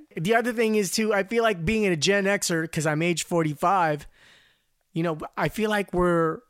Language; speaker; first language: English; non-native, local second language; Filipino